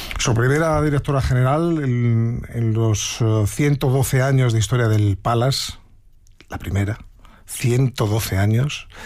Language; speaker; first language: Spanish; native; Spanish